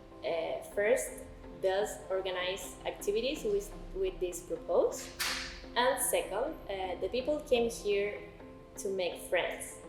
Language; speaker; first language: English; non-native, learner; Spanish